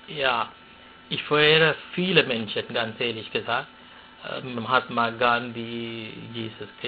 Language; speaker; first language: German; non-native, fluent; Sinhala